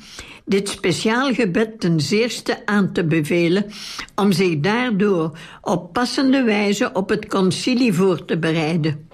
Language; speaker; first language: Dutch; native; Dutch